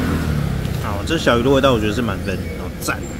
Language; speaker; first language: Chinese; native; Chinese